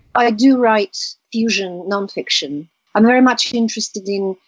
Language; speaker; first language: English; early bilingual, other home language; Bulgarian